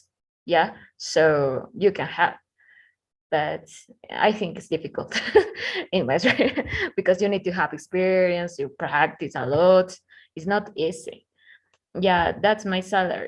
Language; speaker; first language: English; non-native, learner; Spanish